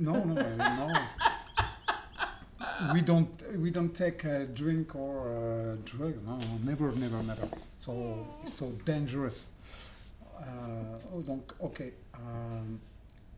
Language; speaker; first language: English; non-native, learner; French